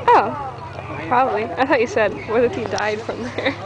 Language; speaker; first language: English; native; English